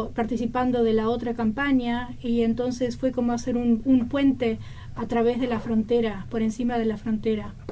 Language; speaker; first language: Spanish; native; Spanish